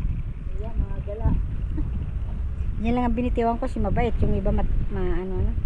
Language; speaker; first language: Filipino; non-native, local second language; Cebuano